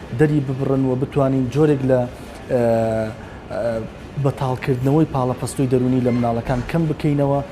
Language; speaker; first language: Central Kurdish; native; Central Kurdish